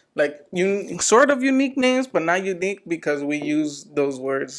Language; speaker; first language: English; early bilingual, other home language; Spanish